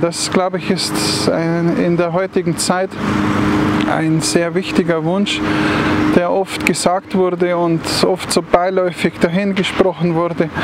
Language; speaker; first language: German; native; German